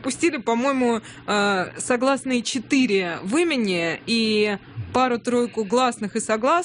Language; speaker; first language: Russian; native; Russian